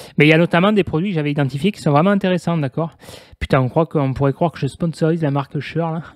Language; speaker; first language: French; native; French